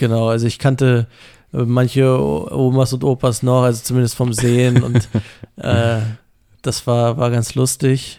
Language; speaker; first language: German; native; German